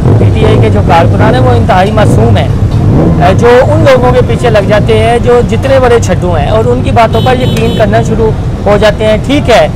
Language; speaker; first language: Urdu; native; Urdu